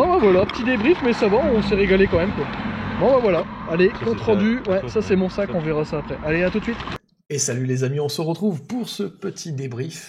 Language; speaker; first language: French; native; French